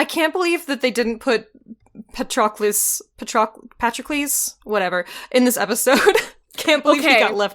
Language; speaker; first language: English; native; English